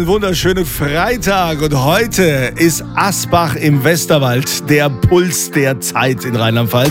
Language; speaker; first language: German; native; German